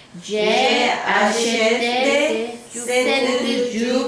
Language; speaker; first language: French; non-native, learner; Korean